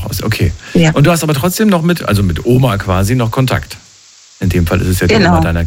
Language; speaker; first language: German; native; German